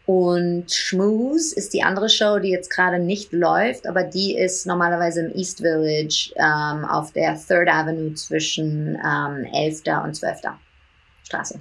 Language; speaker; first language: German; early bilingual, heritage; German